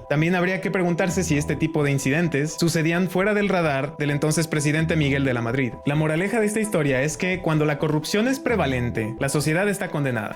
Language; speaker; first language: Spanish; native; Spanish